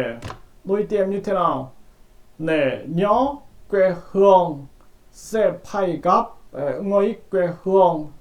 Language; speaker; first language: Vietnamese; non-native, learner; Korean